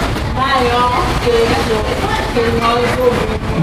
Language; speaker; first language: Portuguese; non-native, learner; Haitian Creole